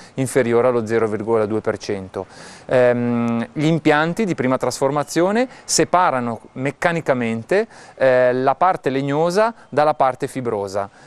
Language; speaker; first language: Italian; native; Italian